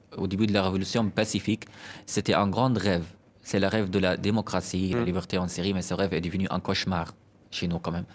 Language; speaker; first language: French; non-native, fluent; Arabic